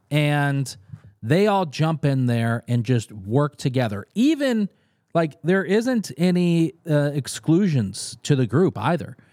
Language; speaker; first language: English; native; English